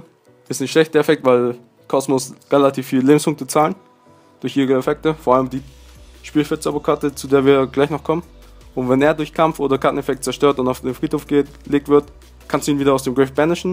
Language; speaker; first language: German; native; German